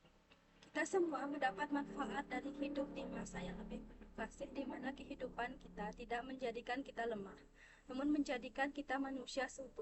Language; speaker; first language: Indonesian; non-native, local second language; Balinese